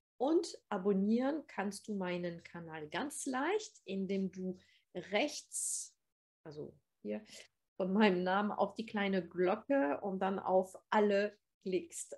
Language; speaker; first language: German; non-native, fluent; French